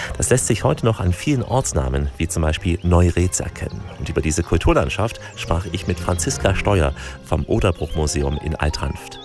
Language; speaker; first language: German; native; German